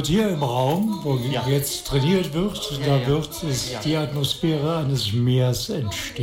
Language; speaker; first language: German; native; German